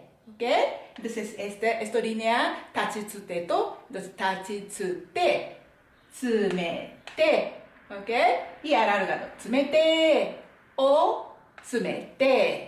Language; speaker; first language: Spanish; non-native, fluent; Japanese